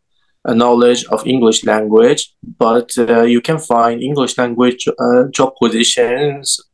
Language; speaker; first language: English; non-native, learner; Persian